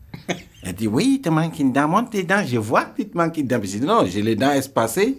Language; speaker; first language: French; non-native, local second language; Serer